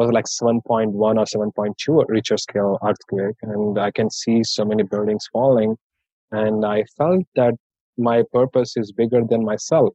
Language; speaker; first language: English; non-native, local second language; Telugu